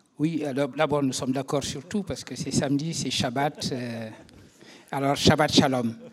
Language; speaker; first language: French; non-native, local second language; Wolof